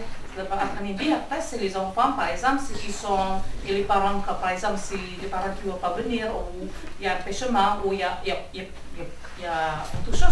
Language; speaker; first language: French; non-native, fluent; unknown